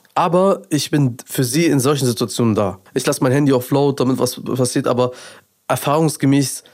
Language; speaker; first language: German; early bilingual, other home language; Persian